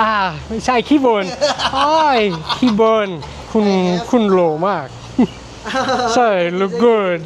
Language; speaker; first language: Thai; non-native, learner; French